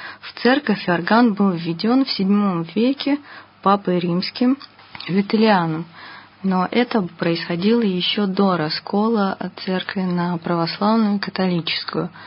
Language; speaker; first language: Russian; native; Russian